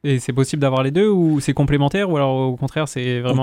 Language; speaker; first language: French; native; French